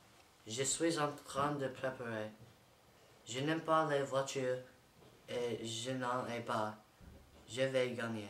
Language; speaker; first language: French; non-native, learner; English